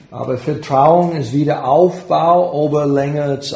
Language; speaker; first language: German; non-native, fluent; English